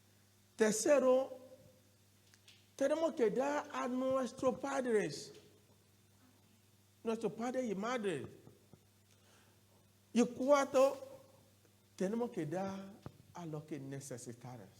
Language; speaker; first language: Spanish; non-native, learner; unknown